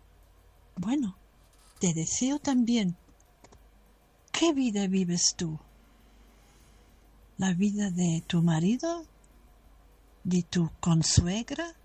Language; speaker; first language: Spanish; non-native, fluent; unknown